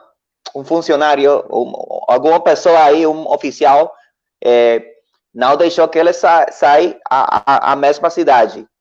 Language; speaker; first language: Portuguese; non-native, learner; Spanish